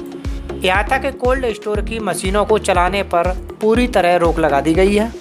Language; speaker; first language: Hindi; native; Hindi